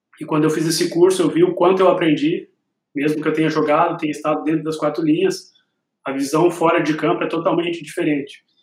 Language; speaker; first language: Portuguese; native; Portuguese